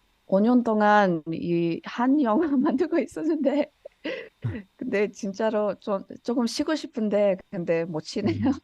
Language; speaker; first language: Korean; early bilingual, heritage; Korean